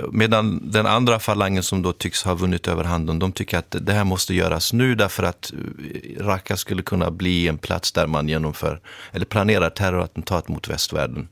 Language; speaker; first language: Swedish; native; Swedish